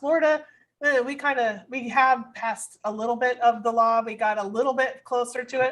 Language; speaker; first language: English; native; English